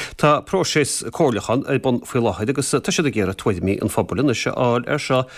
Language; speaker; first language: Irish; native; Irish